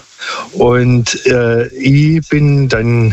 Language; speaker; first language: German; non-native, local second language; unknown